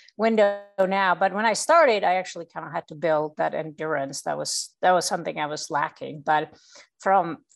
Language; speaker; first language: English; non-native, fluent; Czech